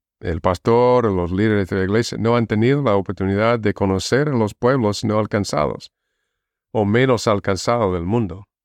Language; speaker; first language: Spanish; non-native, fluent; English